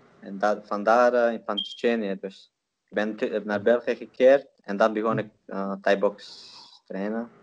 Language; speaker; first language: Dutch; non-native, learner; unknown